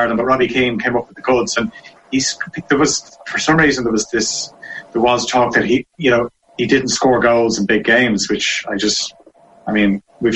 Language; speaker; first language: English; native; English